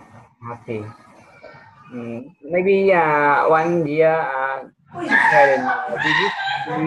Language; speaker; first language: English; non-native, learner; Vietnamese